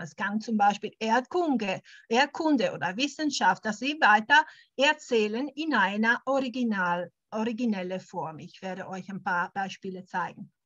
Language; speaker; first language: German; non-native, fluent; Italian